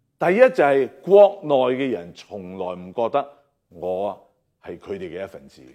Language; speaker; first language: Chinese; non-native, local second language; Cantonese